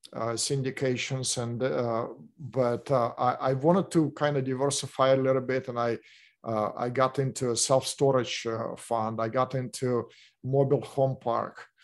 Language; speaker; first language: English; non-native, fluent; Russian